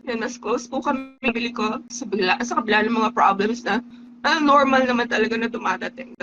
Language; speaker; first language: Filipino; native; Filipino